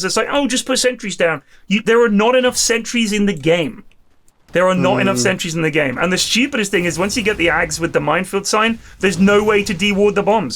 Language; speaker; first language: English; native; English